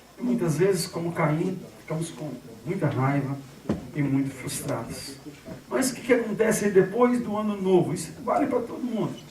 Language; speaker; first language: Portuguese; native; Portuguese